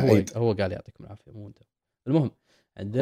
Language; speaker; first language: Arabic; native; Arabic